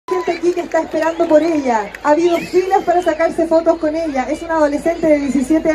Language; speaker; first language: Spanish; native; Spanish